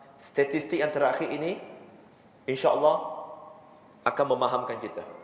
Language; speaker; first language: Malay; non-native, local second language; Chinese